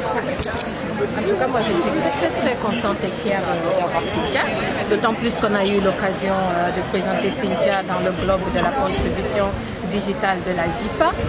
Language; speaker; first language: French; non-native, local second language; Wolof